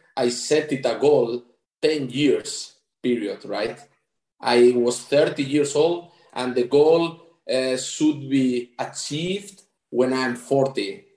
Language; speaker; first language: English; non-native, fluent; Spanish